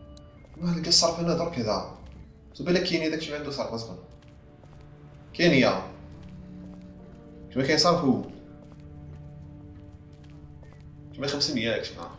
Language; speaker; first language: Arabic; native; Arabic